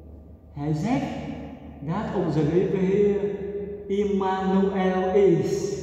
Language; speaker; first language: Dutch; non-native, fluent; Vietnamese